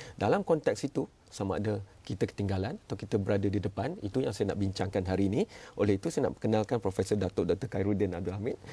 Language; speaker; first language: Malay; native; Malay